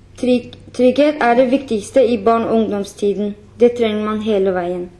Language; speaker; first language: Norwegian; non-native, fluent; Kurdish